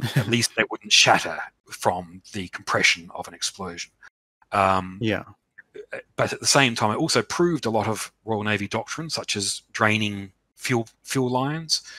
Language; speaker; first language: English; native; English